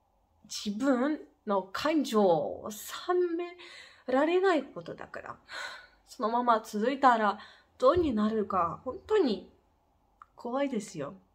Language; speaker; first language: Japanese; non-native, fluent; Ukrainian